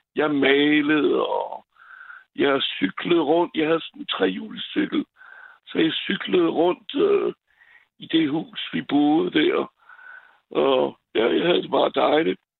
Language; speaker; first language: Danish; non-native, fluent; French